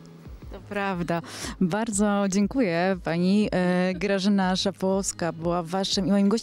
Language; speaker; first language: Polish; native; Polish